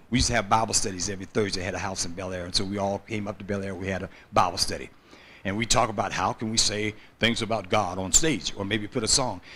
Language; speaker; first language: English; native; English